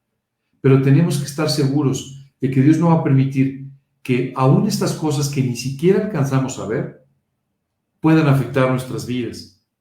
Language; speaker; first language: Spanish; native; Spanish